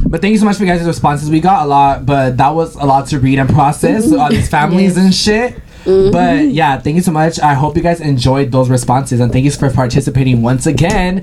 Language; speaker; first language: English; early bilingual, other home language; Spanish